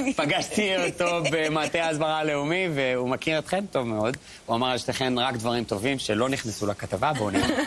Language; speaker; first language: Hebrew; native; Hebrew